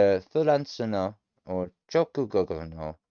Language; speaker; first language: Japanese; non-native, learner; English